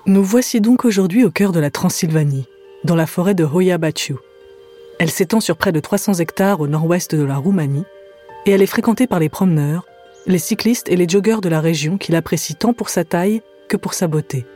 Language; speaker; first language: French; native; French